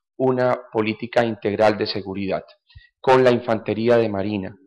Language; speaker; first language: Spanish; native; Spanish